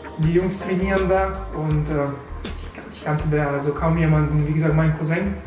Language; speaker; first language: German; non-native, fluent; Russian